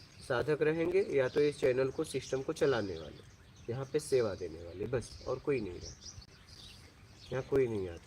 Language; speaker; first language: Hindi; native; Hindi